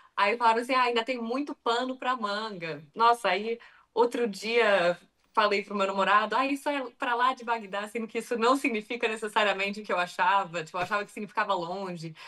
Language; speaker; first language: Portuguese; early bilingual, other home language; English